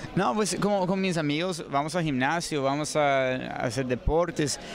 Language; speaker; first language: Spanish; non-native, fluent; English